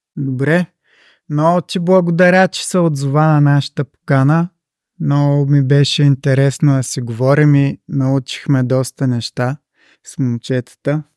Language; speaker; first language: Bulgarian; native; Bulgarian